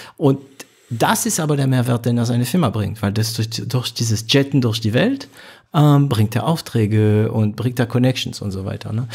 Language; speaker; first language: German; non-native, fluent; French